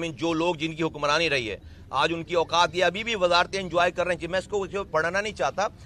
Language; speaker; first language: Urdu; native; Urdu